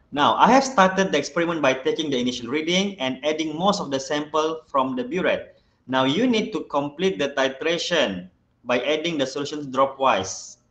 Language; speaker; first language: English; non-native, local second language; Malay